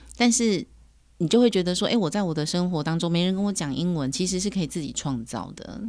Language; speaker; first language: Chinese; native; Chinese